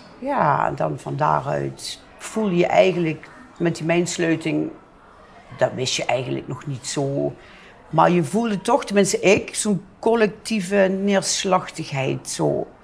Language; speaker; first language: Dutch; native; Dutch